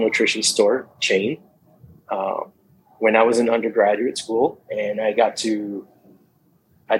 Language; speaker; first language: English; non-native, fluent; Spanish